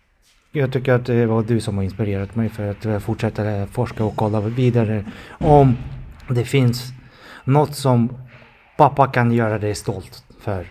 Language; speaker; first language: Swedish; non-native, fluent; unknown